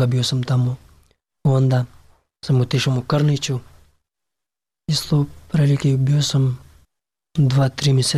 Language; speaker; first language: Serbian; non-native, learner; Pashto